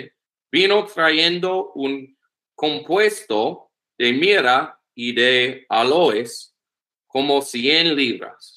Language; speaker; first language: Spanish; non-native, learner; English